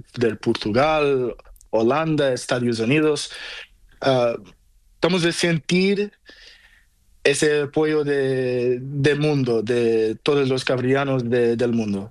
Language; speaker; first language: Spanish; non-native, learner; Portuguese